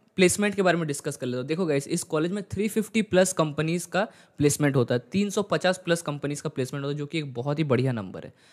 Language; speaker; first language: Hindi; native; Hindi